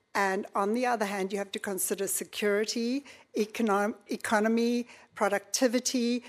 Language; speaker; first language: English; native; English